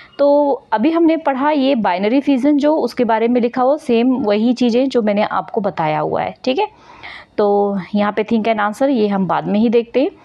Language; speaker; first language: Hindi; native; Hindi